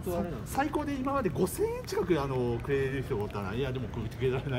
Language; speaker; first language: Japanese; native; Japanese